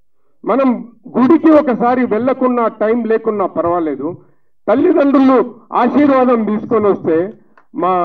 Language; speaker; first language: Telugu; native; Telugu